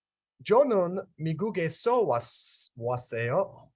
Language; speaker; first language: Korean; non-native, learner; English